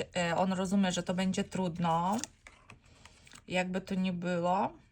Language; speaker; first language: Polish; non-native, learner; Ukrainian